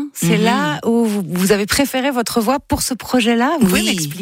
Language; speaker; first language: French; native; French